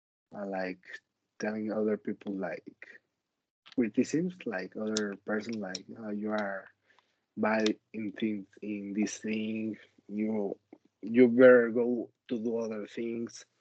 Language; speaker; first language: English; non-native, learner; Spanish